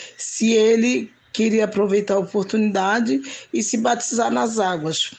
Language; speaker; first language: Portuguese; native; Portuguese